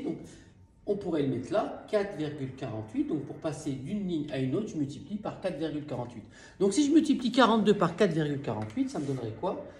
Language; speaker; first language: French; native; French